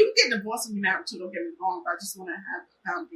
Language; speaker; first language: English; native; English